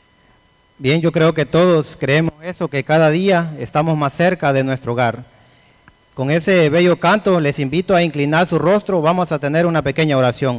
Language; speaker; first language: Spanish; native; Spanish